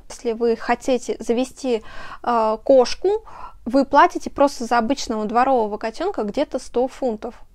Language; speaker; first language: Russian; native; Russian